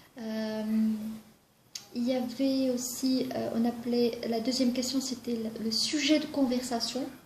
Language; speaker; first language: French; non-native, fluent; Georgian